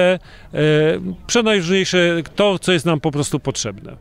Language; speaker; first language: Polish; native; Polish